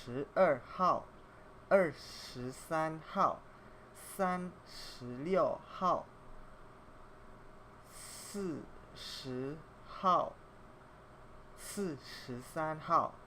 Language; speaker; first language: Chinese; non-native, fluent; Indonesian